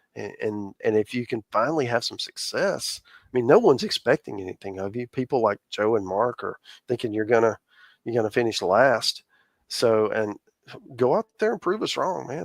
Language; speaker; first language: English; native; English